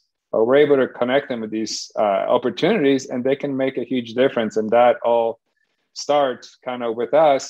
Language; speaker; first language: English; non-native, fluent; Polish